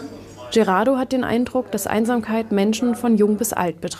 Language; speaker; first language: German; native; German